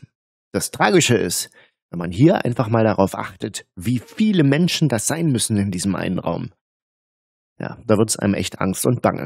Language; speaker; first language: German; native; German